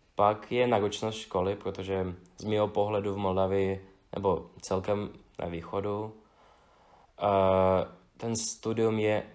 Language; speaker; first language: Czech; non-native, fluent; Russian